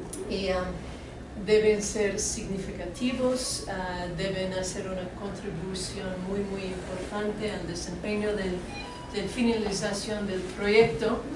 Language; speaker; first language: Spanish; non-native, fluent; English